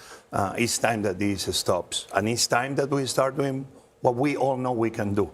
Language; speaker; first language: English; non-native, fluent; Spanish